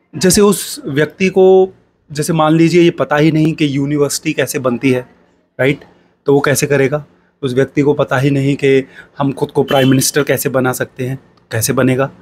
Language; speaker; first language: Hindi; native; Hindi